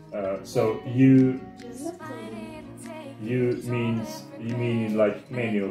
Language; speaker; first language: English; non-native, fluent; Russian